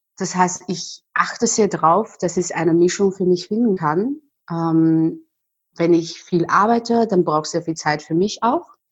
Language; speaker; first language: German; non-native, fluent; Chinese